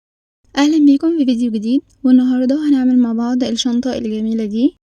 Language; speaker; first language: Arabic; native; Arabic